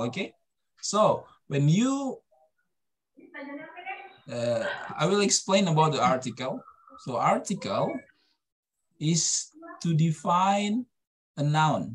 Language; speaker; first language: English; non-native, fluent; Indonesian